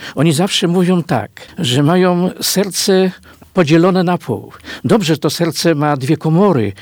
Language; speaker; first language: Polish; native; Polish